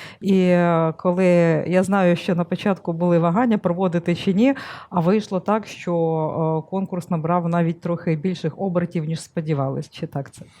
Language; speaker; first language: Ukrainian; native; Ukrainian